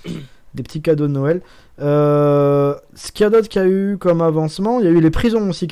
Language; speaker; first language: French; native; French